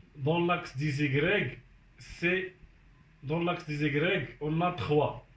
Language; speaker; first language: French; non-native, local second language; Arabic